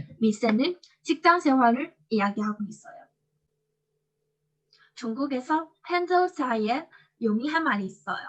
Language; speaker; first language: Korean; non-native, learner; Chinese